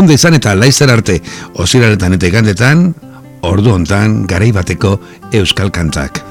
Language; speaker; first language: Basque; native; Basque